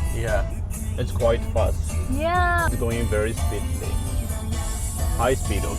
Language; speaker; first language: English; non-native, learner; Chinese